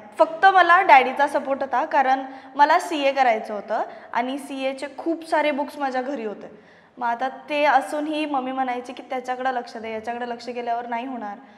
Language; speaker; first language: Marathi; non-native, local second language; Malayalam